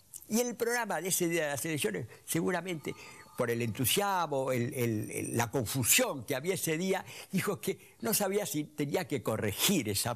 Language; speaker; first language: Spanish; native; Spanish